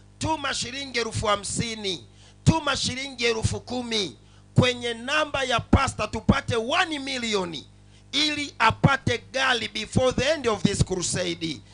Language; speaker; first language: Swahili; non-native, local second language; Sukuma